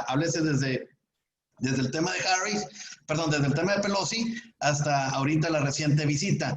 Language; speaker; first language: Spanish; native; Spanish